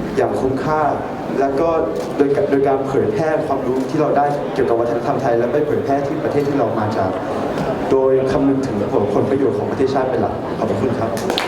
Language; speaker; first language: Thai; early bilingual, heritage; Thai